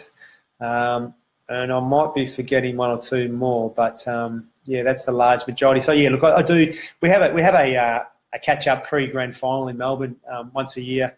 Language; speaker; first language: English; native; English